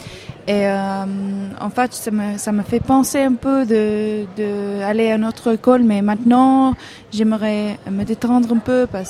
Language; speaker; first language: French; non-native, fluent; Hebrew